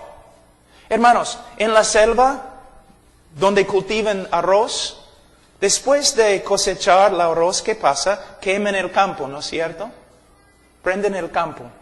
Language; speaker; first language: Spanish; non-native, fluent; English